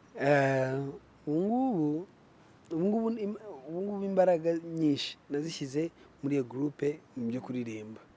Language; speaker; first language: Kinyarwanda; early bilingual, other home language; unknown